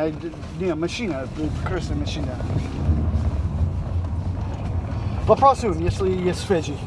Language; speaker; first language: Russian; non-native, learner; English